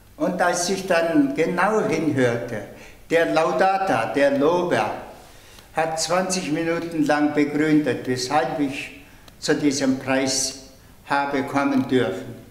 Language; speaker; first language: German; non-native, fluent; Tuvinian